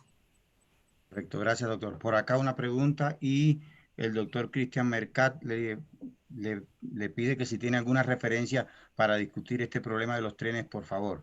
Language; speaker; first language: Spanish; native; Spanish